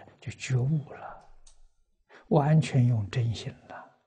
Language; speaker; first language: Chinese; native; Chinese